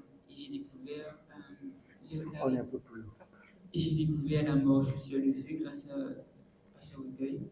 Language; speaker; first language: French; non-native, local second language; Morisyen